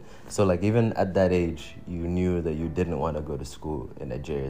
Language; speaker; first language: English; non-native, local second language; Swahili